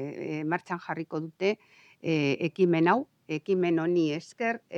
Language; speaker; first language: Basque; non-native, local second language; Spanish